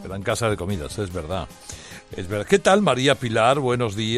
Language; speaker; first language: Spanish; native; Spanish